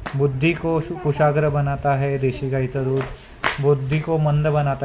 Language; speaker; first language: Hindi; non-native, local second language; Marathi